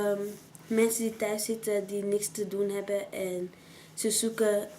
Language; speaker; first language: Dutch; early bilingual, other home language; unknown